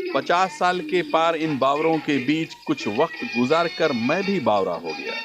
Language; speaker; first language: Hindi; native; Hindi